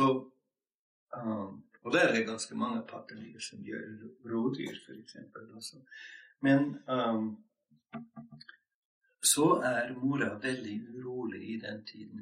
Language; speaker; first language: Norwegian; non-native, fluent; English